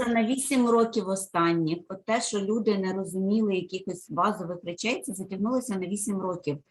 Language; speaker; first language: Ukrainian; native; Ukrainian